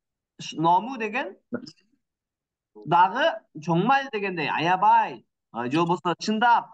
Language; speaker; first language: Korean; non-native, learner; Kyrgyz